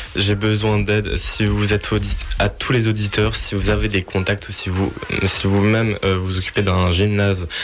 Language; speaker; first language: French; native; French